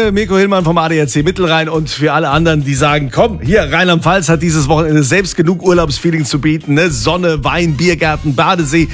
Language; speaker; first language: German; native; German